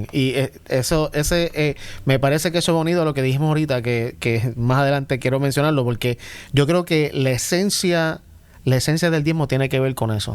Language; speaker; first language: Spanish; native; Spanish